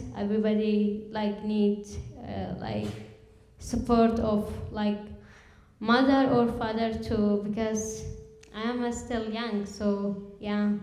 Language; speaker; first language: English; non-native, learner; Kurdish